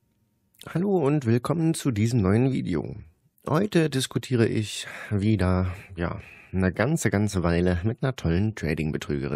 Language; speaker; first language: German; native; German